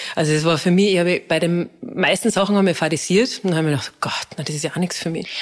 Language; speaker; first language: German; native; German